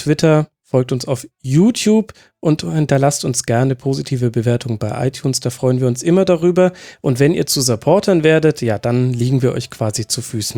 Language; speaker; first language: German; native; German